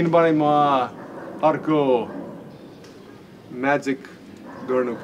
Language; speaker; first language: Nepali; non-native, learner; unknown